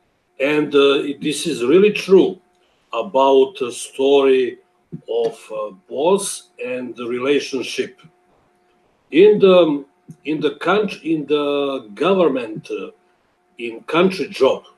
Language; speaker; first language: English; non-native, learner; Serbian